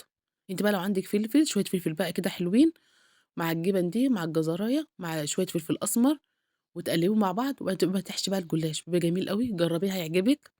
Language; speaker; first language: Arabic; native; Arabic